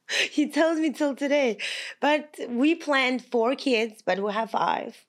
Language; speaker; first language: English; non-native, fluent; Kazakh